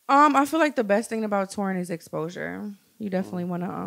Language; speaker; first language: English; native; English